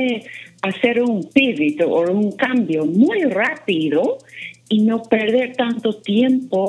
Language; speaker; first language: Spanish; non-native, fluent; English